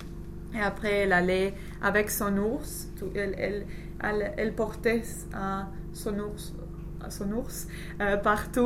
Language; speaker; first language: French; non-native, learner; English